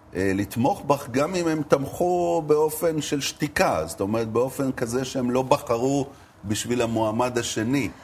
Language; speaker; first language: Hebrew; native; Hebrew